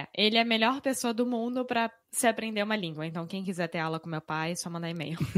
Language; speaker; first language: Portuguese; native; Portuguese